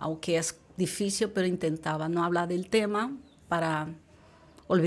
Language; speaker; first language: Spanish; non-native, fluent; Portuguese